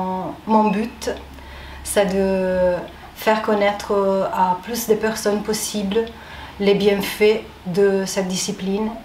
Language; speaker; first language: French; non-native, fluent; Italian